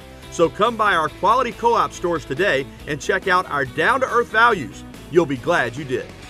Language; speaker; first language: English; native; English